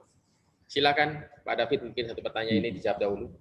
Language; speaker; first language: Indonesian; native; Indonesian